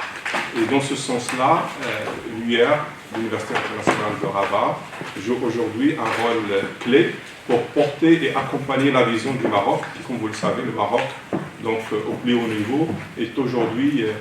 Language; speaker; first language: French; non-native, local second language; Arabic